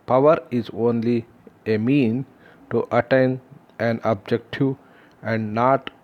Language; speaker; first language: English; non-native, local second language; Kannada